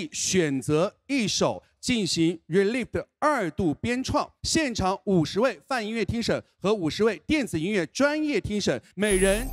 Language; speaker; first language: Chinese; native; Chinese